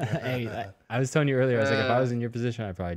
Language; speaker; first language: English; native; English